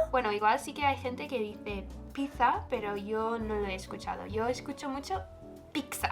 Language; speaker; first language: Spanish; non-native, fluent; English